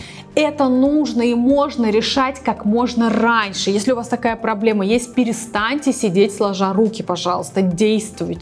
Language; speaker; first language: Russian; native; Russian